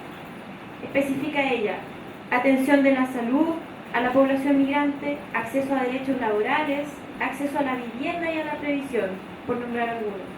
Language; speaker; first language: Spanish; native; Spanish